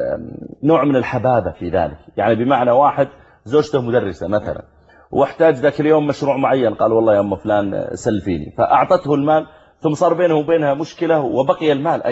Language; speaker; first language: Arabic; native; Arabic